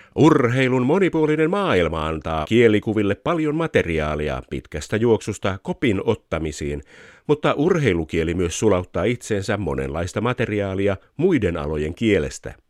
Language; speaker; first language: Finnish; native; Finnish